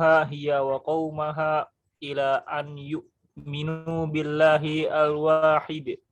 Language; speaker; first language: Arabic; non-native, learner; Indonesian